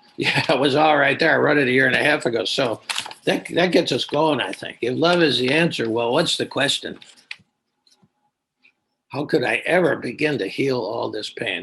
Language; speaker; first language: English; native; English